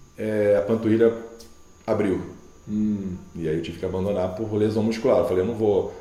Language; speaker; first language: Portuguese; native; Portuguese